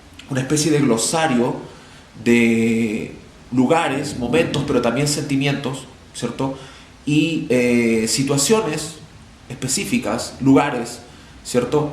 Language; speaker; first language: Spanish; native; Spanish